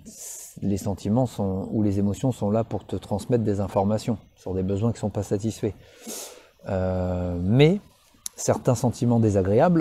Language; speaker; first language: French; native; French